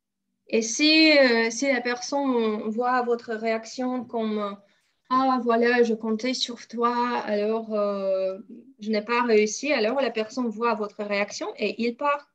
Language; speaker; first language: French; non-native, fluent; Russian